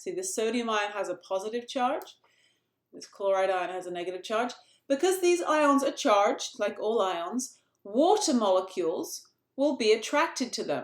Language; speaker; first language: English; native; English